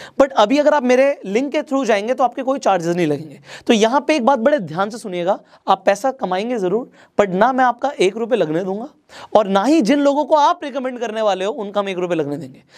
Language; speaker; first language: Hindi; non-native, local second language; Marathi